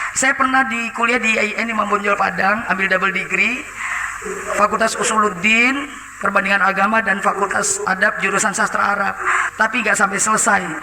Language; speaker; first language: Indonesian; native; Indonesian